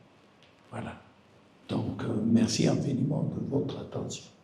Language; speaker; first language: French; non-native, fluent; Spanish